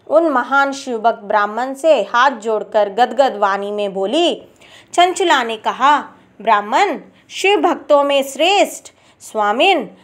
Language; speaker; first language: Hindi; non-native, local second language; Telugu